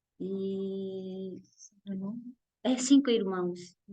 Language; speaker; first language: Portuguese; non-native, learner; Japanese